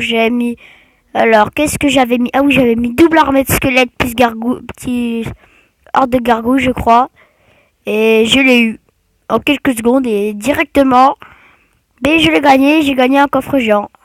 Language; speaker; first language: French; native; French